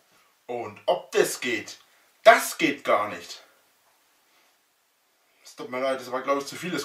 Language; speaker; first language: German; native; German